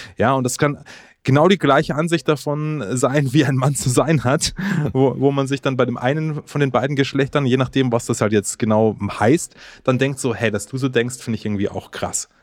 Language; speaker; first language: German; early bilingual, other home language; Croatian